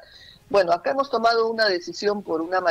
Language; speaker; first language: Spanish; native; Spanish